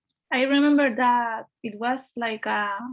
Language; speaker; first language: English; non-native, fluent; Spanish